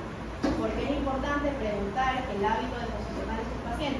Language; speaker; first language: Spanish; native; Spanish